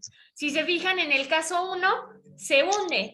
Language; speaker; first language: Spanish; native; Spanish